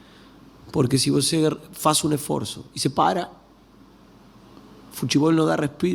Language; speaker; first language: Portuguese; non-native, learner; Spanish